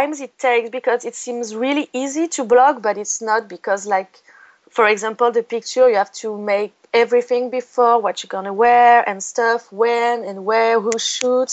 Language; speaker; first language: English; non-native, fluent; French